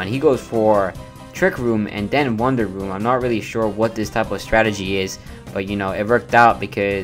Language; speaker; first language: English; native; English